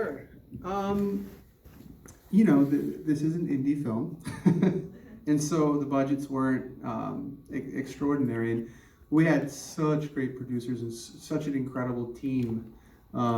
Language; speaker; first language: English; native; English